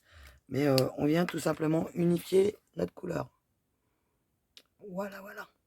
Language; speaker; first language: French; native; French